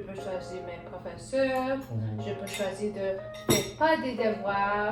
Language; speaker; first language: French; non-native, learner; English